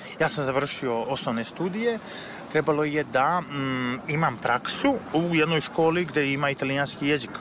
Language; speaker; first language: Serbian; native; Serbian